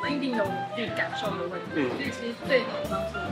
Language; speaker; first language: Chinese; native; Chinese